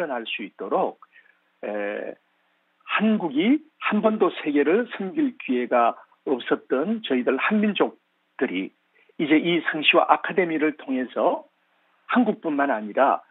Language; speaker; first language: Korean; native; Korean